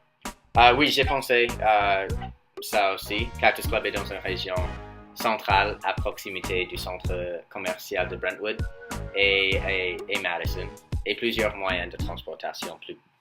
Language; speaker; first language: French; non-native, fluent; English